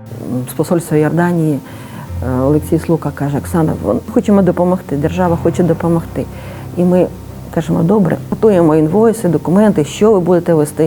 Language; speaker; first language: Ukrainian; native; Ukrainian